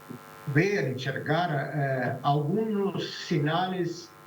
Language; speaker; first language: Spanish; non-native, fluent; Portuguese